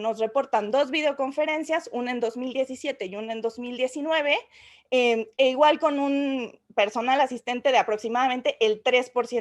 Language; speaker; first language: Spanish; native; Spanish